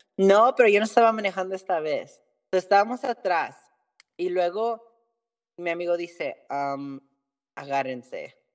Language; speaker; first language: Spanish; early bilingual, heritage; Spanish